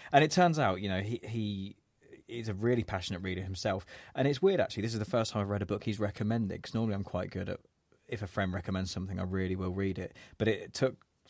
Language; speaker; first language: English; native; English